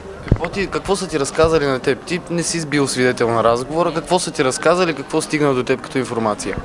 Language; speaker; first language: Bulgarian; native; Bulgarian